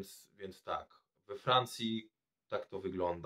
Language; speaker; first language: Polish; non-native, fluent; French